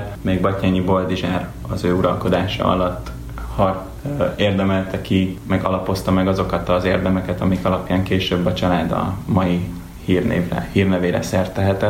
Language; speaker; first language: Hungarian; native; Hungarian